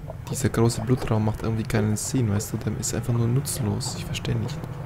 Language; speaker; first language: German; native; German